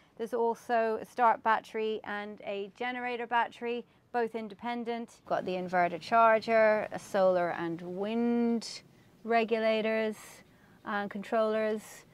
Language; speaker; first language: English; native; English